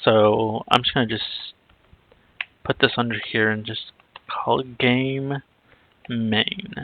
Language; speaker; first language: English; native; English